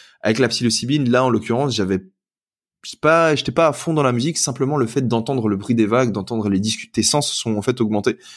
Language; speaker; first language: French; native; French